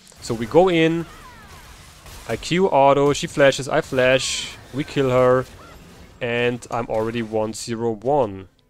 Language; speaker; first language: English; non-native, fluent; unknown